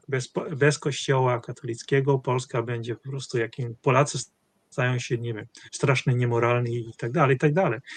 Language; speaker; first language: Polish; non-native, fluent; Dutch